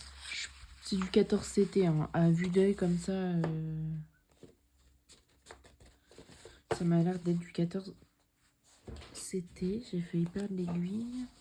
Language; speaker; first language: French; native; French